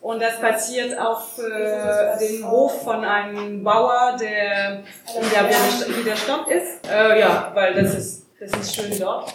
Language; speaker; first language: German; non-native, learner; French